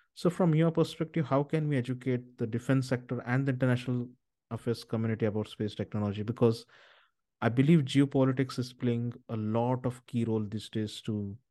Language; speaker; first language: English; non-native, local second language; Marathi